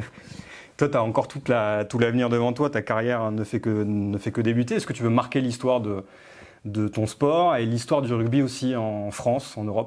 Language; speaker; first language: French; native; French